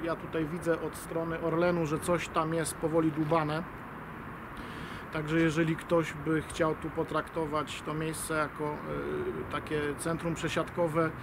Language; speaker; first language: Polish; native; Polish